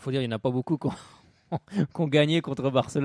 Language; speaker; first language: French; native; French